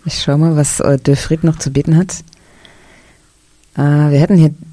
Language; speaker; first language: German; native; German